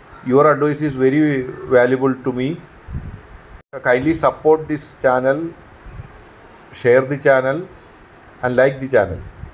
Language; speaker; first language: English; non-native, local second language; Malayalam